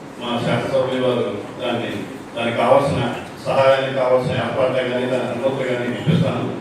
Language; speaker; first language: Telugu; native; Telugu